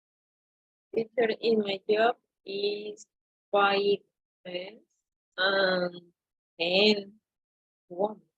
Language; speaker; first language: English; non-native, learner; Spanish